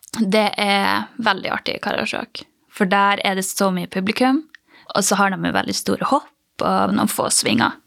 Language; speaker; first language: Norwegian; native; Norwegian